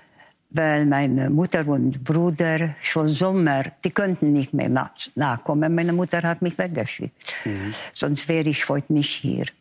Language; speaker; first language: German; non-native, fluent; Hungarian